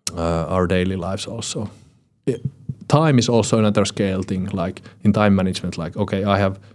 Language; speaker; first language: English; non-native, fluent; Finnish